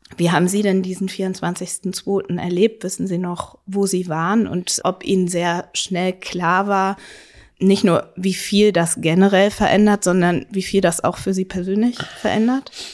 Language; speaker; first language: German; native; German